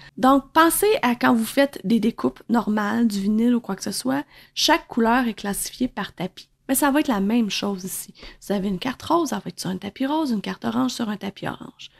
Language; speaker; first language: French; native; French